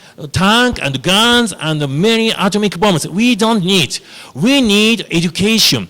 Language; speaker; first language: English; non-native, learner; Japanese